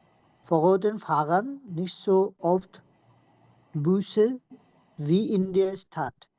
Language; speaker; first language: German; non-native, learner; Bangla